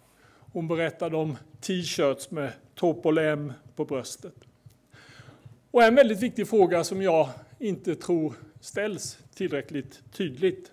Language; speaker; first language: Swedish; native; Swedish